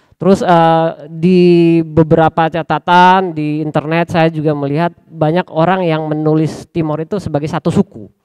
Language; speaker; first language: Indonesian; native; Indonesian